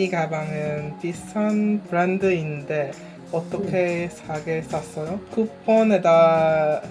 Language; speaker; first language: Korean; non-native, learner; English